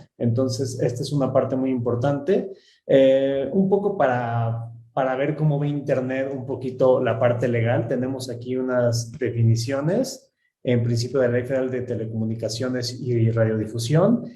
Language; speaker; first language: Spanish; native; Spanish